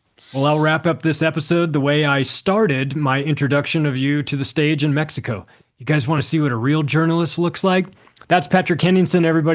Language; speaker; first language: English; native; English